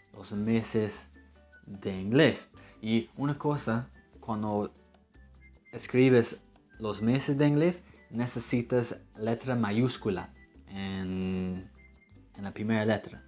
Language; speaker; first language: Spanish; non-native, fluent; English